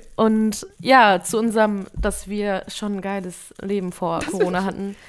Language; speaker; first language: German; early bilingual, other home language; Vietnamese